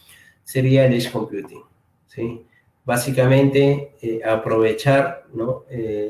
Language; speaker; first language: Spanish; native; Spanish